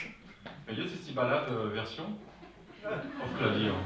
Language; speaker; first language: German; non-native, local second language; French